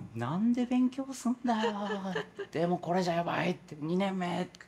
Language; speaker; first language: Japanese; native; Japanese